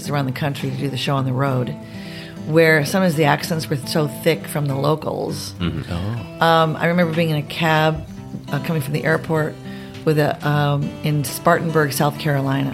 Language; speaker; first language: English; native; English